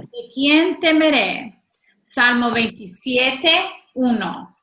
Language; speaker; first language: Spanish; non-native, fluent; English